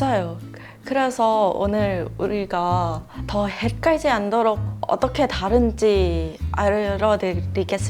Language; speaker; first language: Korean; non-native, fluent; Thai